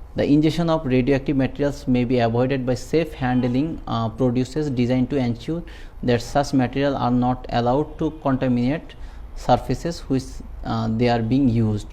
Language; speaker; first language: English; non-native, local second language; Bangla